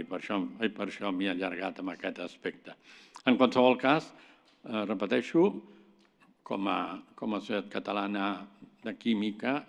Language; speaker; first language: Catalan; native; Catalan